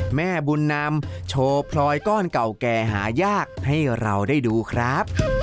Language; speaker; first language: Thai; native; Thai